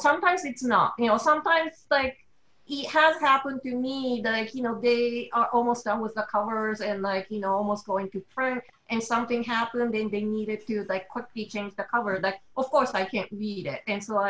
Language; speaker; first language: English; non-native, fluent; Japanese